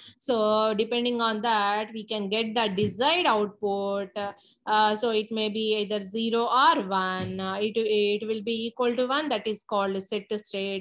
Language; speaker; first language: English; non-native, local second language; Telugu